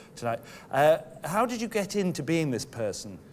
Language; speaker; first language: English; native; English